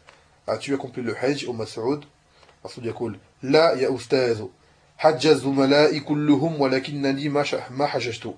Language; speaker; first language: Arabic; non-native, fluent; French